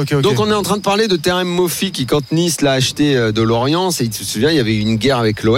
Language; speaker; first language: French; native; French